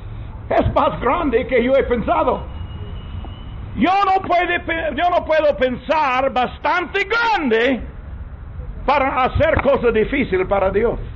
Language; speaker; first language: Spanish; non-native, fluent; English